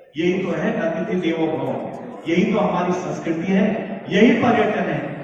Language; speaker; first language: Hindi; native; Hindi